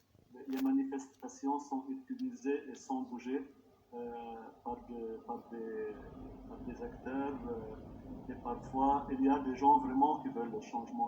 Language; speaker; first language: French; non-native, local second language; Arabic